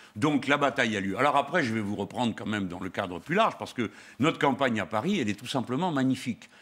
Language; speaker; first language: French; native; French